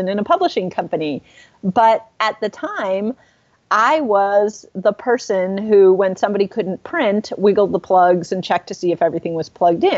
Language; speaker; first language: English; native; English